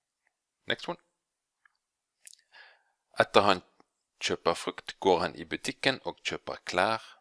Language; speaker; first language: Norwegian; non-native, fluent; English